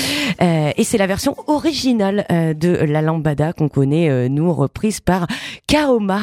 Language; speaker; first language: French; native; French